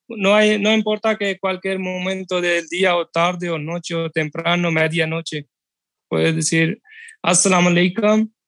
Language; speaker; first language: Spanish; non-native, learner; Urdu